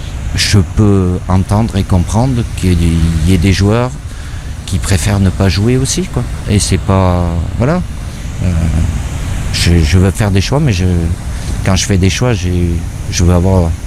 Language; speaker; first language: French; native; French